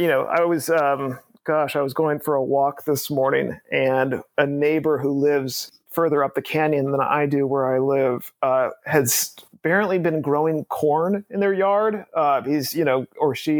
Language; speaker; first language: English; native; English